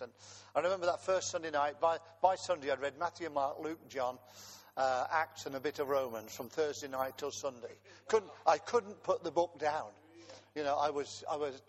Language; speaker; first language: English; native; English